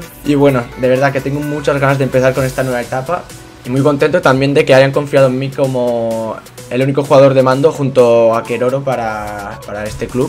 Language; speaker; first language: Spanish; native; Spanish